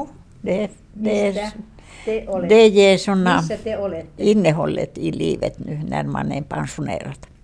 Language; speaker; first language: Swedish; non-native, learner; Finnish